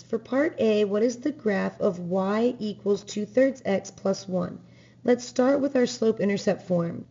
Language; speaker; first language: English; native; English